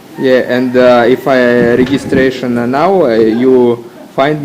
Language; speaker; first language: English; non-native, learner; Russian